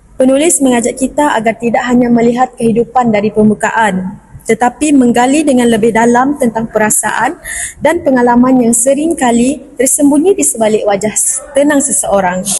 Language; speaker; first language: Malay; native; Malay